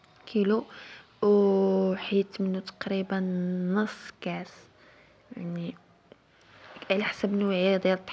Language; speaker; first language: Arabic; native; Arabic